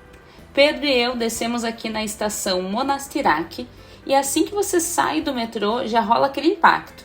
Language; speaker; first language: Portuguese; native; Portuguese